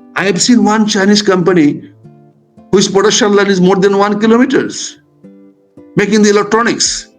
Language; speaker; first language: English; non-native, local second language; Bangla